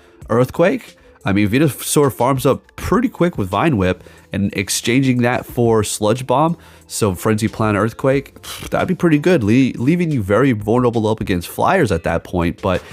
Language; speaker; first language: English; native; English